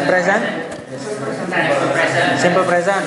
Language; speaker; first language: English; non-native, learner; Indonesian